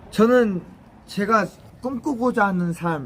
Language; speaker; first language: Korean; native; Korean